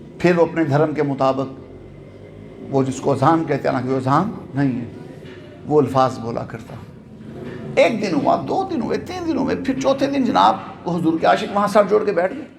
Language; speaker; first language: Urdu; non-native, local second language; Punjabi